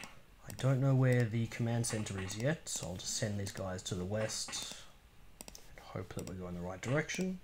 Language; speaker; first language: English; native; English